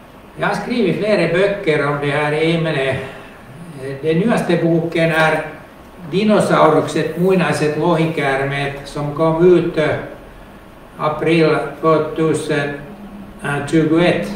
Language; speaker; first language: Swedish; non-native, local second language; Finnish